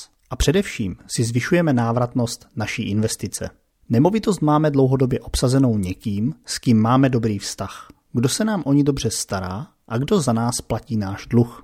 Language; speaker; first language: Czech; native; Czech